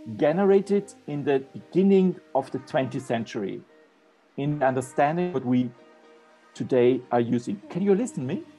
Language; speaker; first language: English; non-native, fluent; German